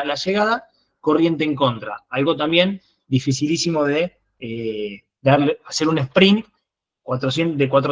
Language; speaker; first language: Spanish; native; Spanish